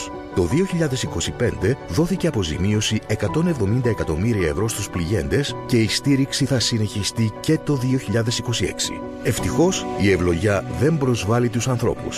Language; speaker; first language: Greek; native; Greek